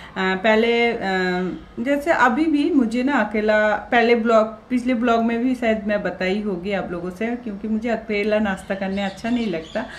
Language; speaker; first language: Hindi; non-native, local second language; Bangla